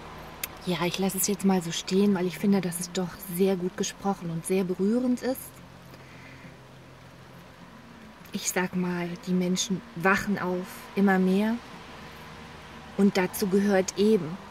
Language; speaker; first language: German; native; German